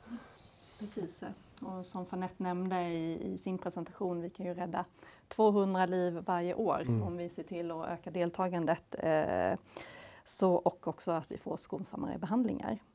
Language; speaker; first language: Swedish; native; Swedish